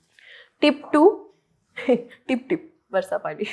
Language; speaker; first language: Telugu; non-native, local second language; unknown